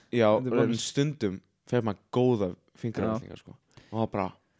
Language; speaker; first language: Icelandic; native; Icelandic